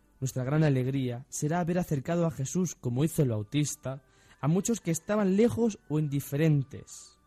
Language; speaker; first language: Spanish; native; Spanish